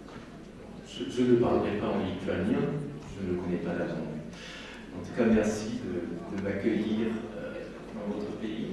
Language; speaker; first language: French; native; French